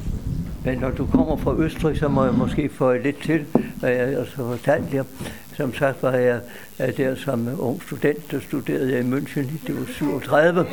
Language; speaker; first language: Danish; native; Danish